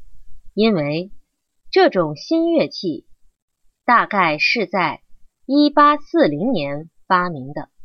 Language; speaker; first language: Chinese; non-native, learner; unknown